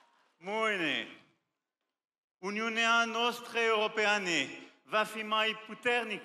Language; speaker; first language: Romanian; non-native, learner; French